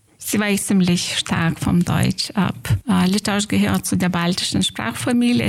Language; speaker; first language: German; non-native, fluent; Lithuanian